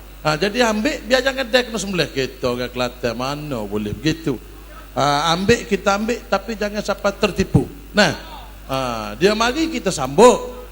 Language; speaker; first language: Malay; native; Malay